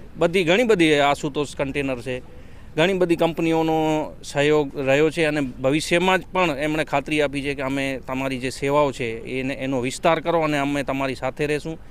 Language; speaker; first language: Gujarati; non-native, local second language; Kachhi